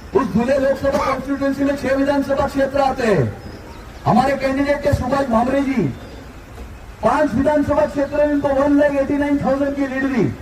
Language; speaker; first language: Hindi; non-native, local second language; Marathi